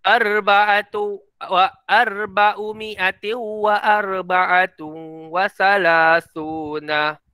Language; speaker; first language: Arabic; non-native, fluent; Malay